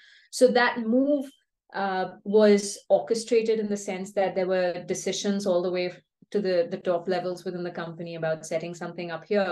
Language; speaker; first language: English; non-native, local second language; Kannada